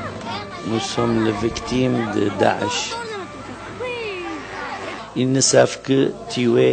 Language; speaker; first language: French; non-native, fluent; Arabic